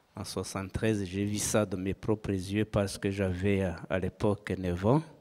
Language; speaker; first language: French; non-native, local second language; Kinyarwanda